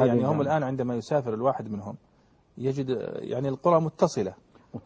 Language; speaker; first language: Arabic; native; Arabic